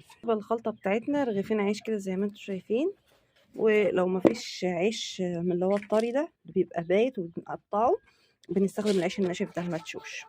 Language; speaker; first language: Arabic; native; Arabic